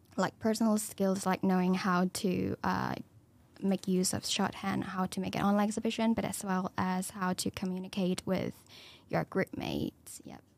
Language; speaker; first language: English; non-native, local second language; Cantonese